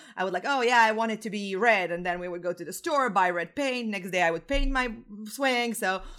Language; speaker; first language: English; non-native, fluent; Croatian